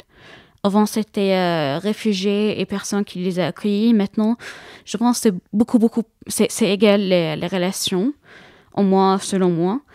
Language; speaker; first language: French; non-native, fluent; Arabic